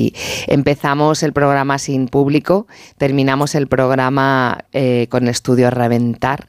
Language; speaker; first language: Spanish; native; Spanish